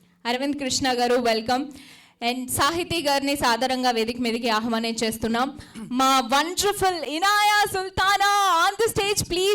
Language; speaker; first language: Telugu; native; Telugu